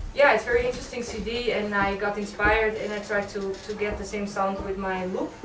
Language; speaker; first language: English; non-native, fluent; Dutch